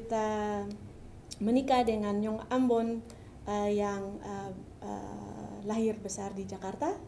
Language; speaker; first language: Indonesian; early bilingual, heritage; Dutch